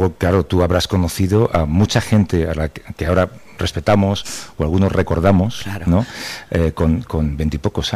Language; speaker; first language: Spanish; native; Spanish